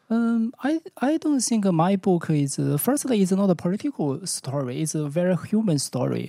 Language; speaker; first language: English; non-native, learner; Chinese